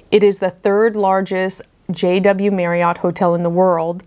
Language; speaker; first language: English; native; English